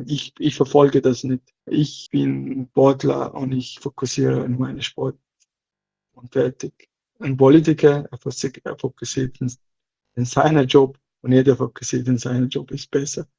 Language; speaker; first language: German; non-native, learner; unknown